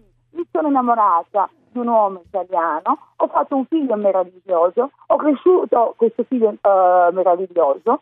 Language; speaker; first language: Italian; non-native, fluent; Croatian